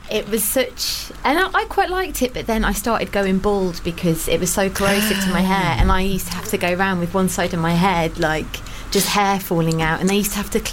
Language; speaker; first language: English; native; English